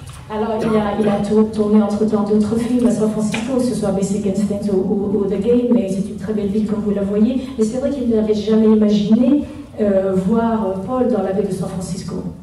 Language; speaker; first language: French; native; French